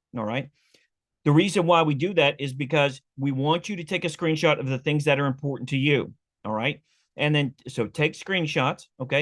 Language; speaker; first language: English; native; English